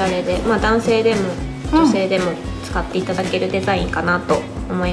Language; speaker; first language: Japanese; native; Japanese